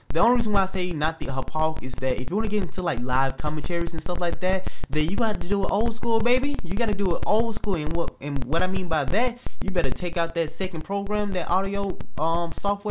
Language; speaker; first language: English; native; English